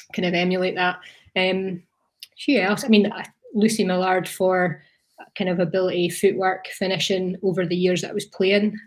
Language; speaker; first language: English; native; English